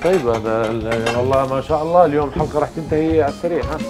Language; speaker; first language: Arabic; native; Arabic